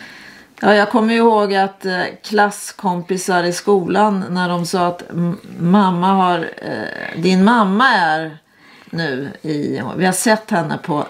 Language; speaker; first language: Swedish; native; Swedish